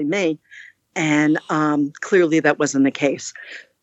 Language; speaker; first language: English; native; English